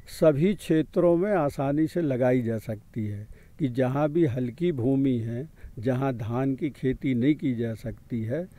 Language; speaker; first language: Hindi; native; Hindi